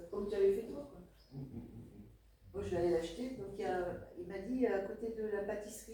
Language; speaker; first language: French; native; French